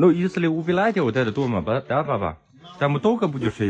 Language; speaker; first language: Russian; non-native, learner; Chinese